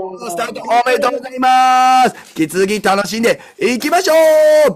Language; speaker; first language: Japanese; native; Japanese